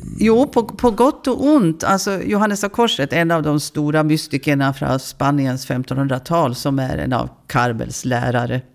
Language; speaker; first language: Swedish; native; Swedish